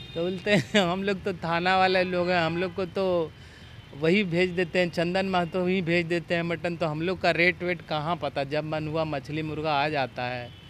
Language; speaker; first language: Hindi; native; Hindi